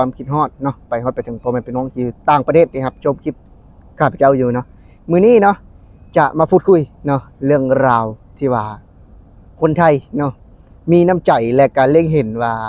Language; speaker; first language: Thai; non-native, local second language; Lao